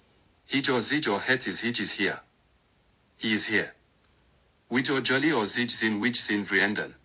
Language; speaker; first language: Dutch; non-native, learner; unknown